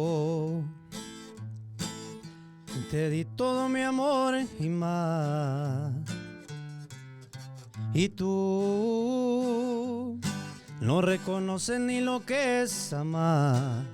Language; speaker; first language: Spanish; native; Spanish